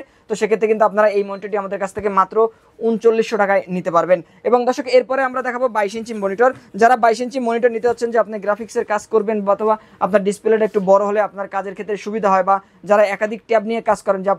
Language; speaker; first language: Bangla; native; Bangla